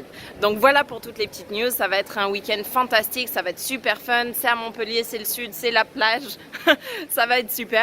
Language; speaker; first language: French; native; French